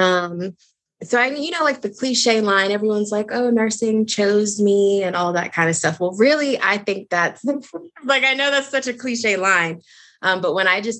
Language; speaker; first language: English; native; English